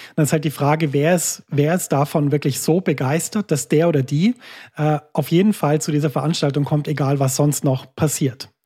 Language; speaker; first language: German; native; German